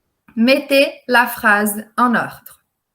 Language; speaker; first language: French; non-native, fluent; Portuguese